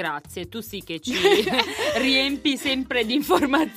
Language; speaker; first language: Italian; native; Italian